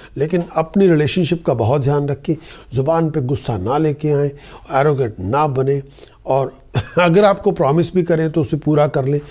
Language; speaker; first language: Hindi; native; Hindi